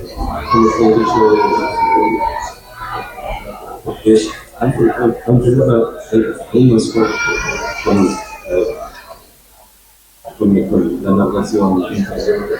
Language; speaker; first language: Spanish; non-native, learner; English